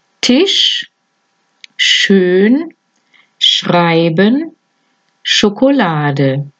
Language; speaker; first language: German; non-native, fluent; Spanish